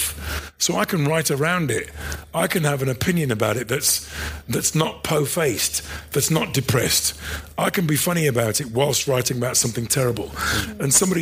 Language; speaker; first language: English; native; English